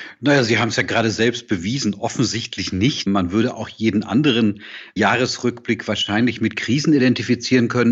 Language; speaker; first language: German; native; German